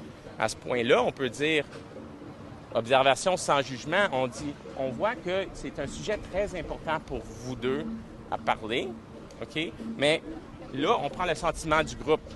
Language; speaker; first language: French; non-native, local second language; English